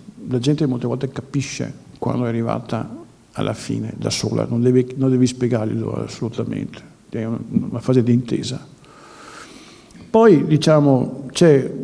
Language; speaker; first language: Italian; native; Italian